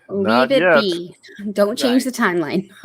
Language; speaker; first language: English; native; English